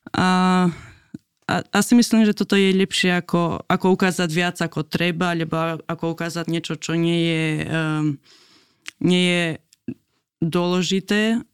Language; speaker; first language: Slovak; non-native, fluent; Albanian